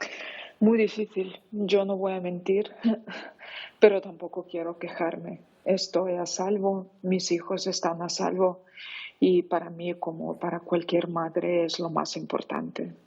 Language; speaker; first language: Spanish; non-native, fluent; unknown